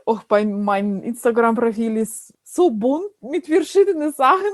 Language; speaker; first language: German; non-native, fluent; Russian